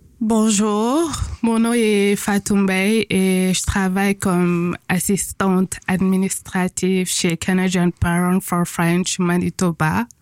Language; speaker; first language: French; non-native, local second language; Wolof